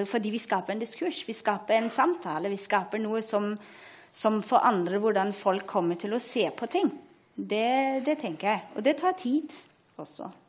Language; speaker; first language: Norwegian; non-native, fluent; German